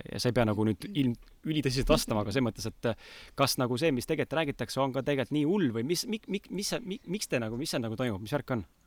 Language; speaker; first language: Estonian; native; Estonian